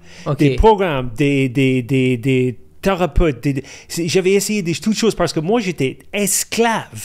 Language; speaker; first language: French; non-native, fluent; English